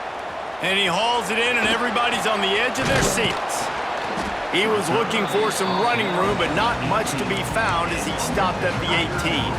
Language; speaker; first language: English; native; English